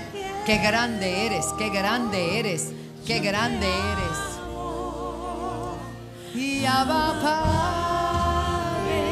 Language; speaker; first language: Spanish; native; Spanish